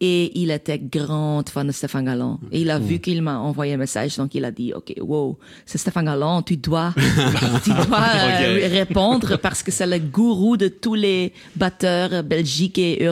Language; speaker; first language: French; non-native, local second language; Dutch